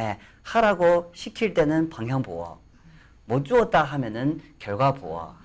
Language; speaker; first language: Korean; non-native, fluent; Chinese